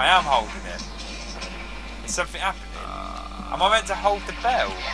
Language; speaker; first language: English; native; English